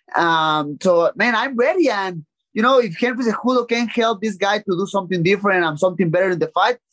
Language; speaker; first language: English; non-native, learner; Spanish